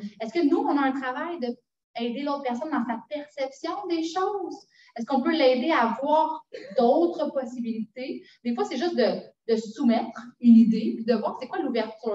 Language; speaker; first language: French; native; French